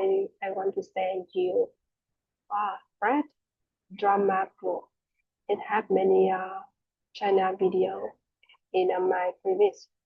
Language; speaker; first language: English; non-native, learner; Vietnamese